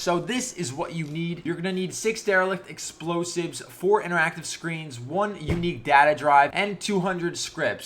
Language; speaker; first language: English; native; English